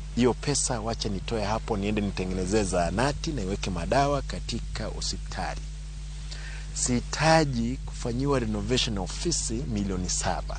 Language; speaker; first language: Swahili; non-native, local second language; Gusii